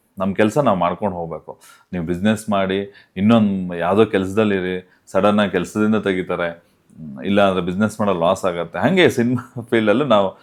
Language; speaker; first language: Kannada; non-native, local second language; Tulu